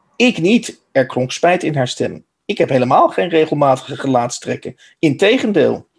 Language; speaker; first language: Dutch; native; Dutch